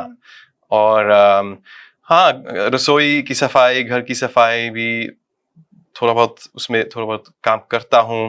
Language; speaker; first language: Hindi; non-native, fluent; Dutch